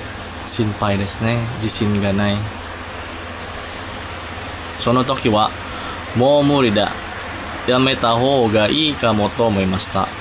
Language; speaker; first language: Japanese; non-native, learner; Indonesian